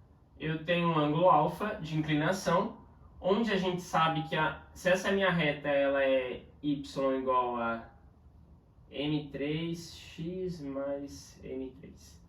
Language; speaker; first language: Portuguese; native; Portuguese